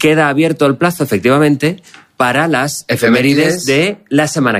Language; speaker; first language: Spanish; native; Spanish